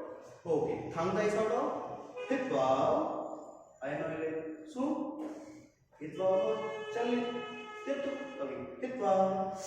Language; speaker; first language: Vietnamese; non-native, learner; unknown